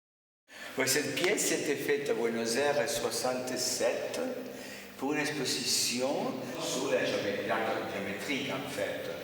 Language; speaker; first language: French; non-native, fluent; Spanish